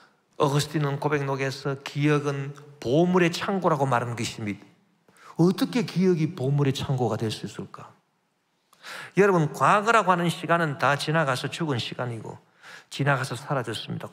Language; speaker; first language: Korean; native; Korean